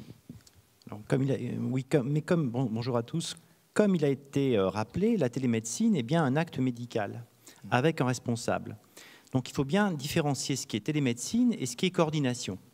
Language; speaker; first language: French; native; French